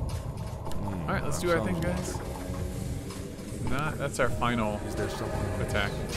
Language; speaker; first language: English; native; English